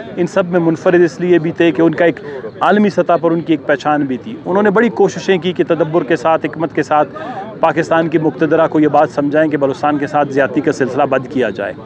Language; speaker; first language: Urdu; non-native, local second language; Baluchi